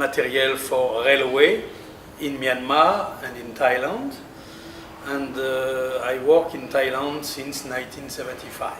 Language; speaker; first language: English; non-native, learner; French